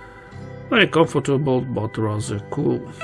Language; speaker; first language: English; non-native, fluent; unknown